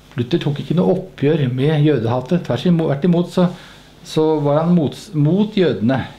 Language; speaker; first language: Norwegian; native; Norwegian